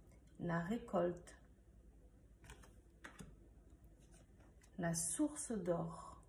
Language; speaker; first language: French; native; French